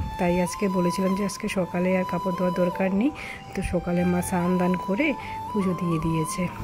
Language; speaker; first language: Bangla; non-native, local second language; Rangpuri